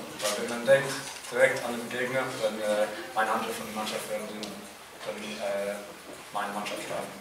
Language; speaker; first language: German; non-native, fluent; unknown